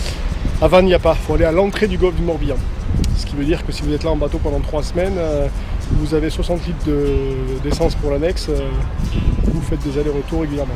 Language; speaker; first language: French; native; French